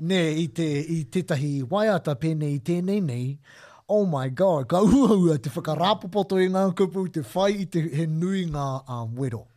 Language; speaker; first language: Māori; non-native, local second language; English